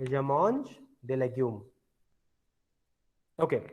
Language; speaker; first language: French; non-native, fluent; Hindi